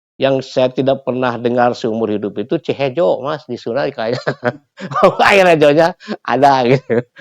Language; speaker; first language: Indonesian; non-native, local second language; Sundanese